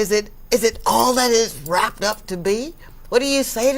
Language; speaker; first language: English; native; English